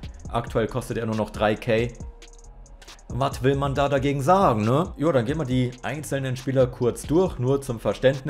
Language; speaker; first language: German; native; German